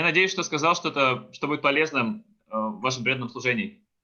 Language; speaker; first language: Russian; native; Russian